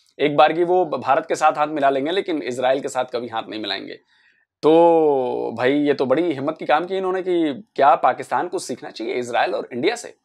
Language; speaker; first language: Hindi; native; Hindi